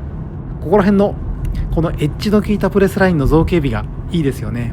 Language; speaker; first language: Japanese; native; Japanese